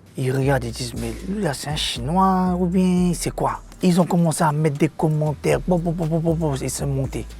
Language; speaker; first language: French; non-native, local second language; Korean